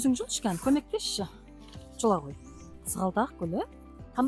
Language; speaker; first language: Kazakh; native; Kazakh